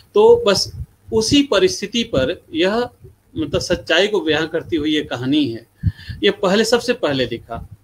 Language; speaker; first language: Hindi; non-native, local second language; Bhojpuri